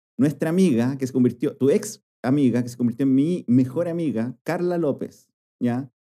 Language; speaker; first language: Spanish; native; Spanish